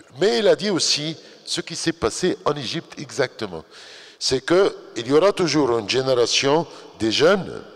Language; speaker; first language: French; non-native, fluent; Arabic